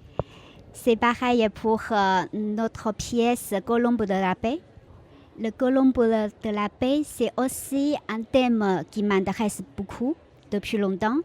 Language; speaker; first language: French; non-native, fluent; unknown